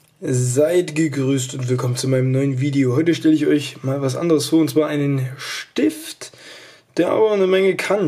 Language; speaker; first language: German; native; German